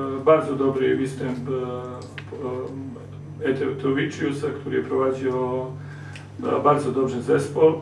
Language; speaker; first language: Polish; non-native, learner; Serbian